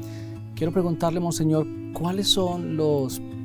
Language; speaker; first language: Spanish; native; Spanish